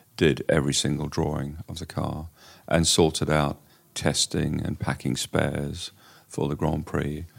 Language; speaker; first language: English; native; English